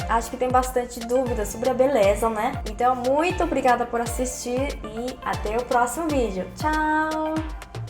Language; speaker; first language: Portuguese; non-native, fluent; Korean